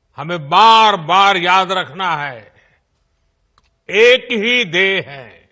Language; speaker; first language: Hindi; non-native, local second language; Gujarati